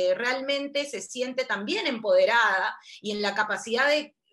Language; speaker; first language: Spanish; native; Spanish